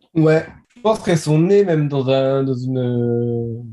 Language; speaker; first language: French; native; French